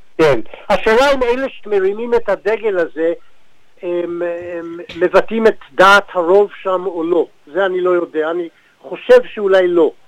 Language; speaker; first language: Hebrew; native; Hebrew